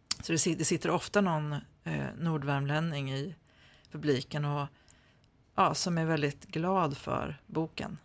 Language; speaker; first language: Swedish; native; Swedish